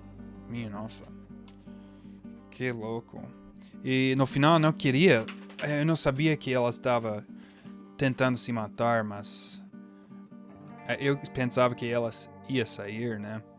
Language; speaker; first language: Portuguese; non-native, fluent; English